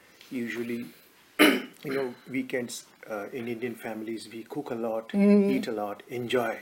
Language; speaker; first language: English; non-native, local second language; Bangla